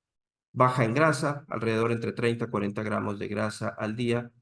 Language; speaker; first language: Spanish; native; Spanish